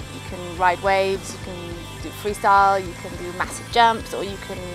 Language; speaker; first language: English; native; English